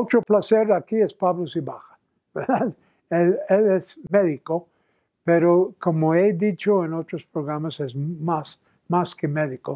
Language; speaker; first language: Spanish; non-native, fluent; English